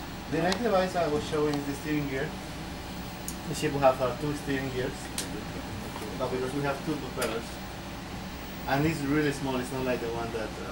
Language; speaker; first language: English; non-native, fluent; Spanish